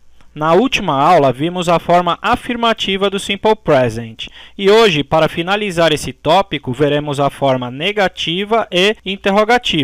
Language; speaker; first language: Portuguese; native; Portuguese